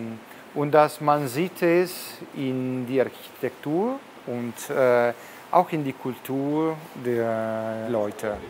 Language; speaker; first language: German; non-native, fluent; Italian